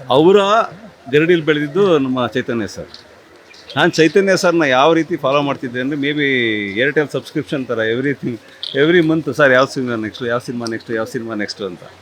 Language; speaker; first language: Kannada; native; Kannada